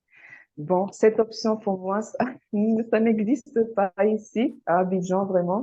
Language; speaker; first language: French; non-native, fluent; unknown